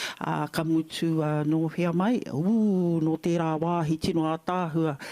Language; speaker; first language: Māori; native; Māori